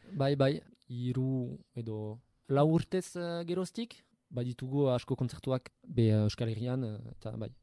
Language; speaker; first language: Basque; non-native, local second language; French